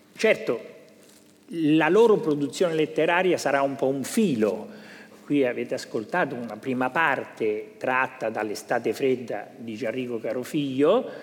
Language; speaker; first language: Italian; native; Italian